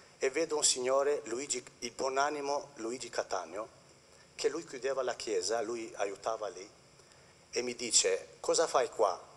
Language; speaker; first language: Italian; non-native, fluent; Albanian